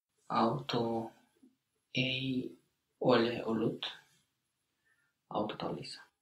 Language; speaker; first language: Finnish; non-native, learner; English